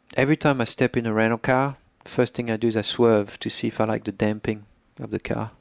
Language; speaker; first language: English; non-native, fluent; French